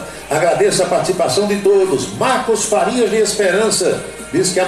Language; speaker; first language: Portuguese; native; Portuguese